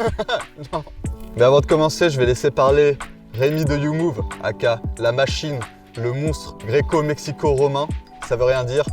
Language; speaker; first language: French; native; French